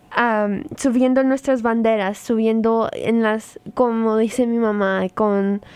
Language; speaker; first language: Spanish; native; Spanish